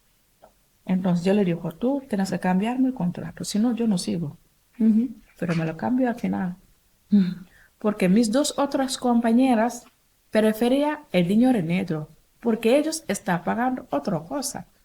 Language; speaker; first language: Spanish; non-native, learner; Wolof